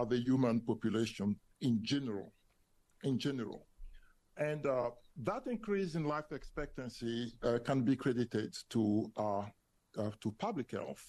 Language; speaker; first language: English; non-native, fluent; French